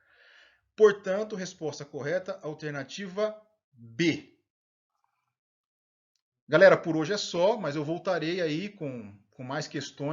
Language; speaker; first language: Portuguese; native; Portuguese